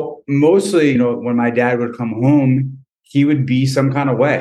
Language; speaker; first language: English; native; English